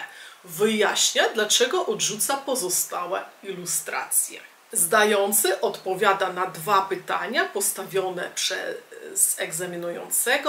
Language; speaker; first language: Polish; native; Polish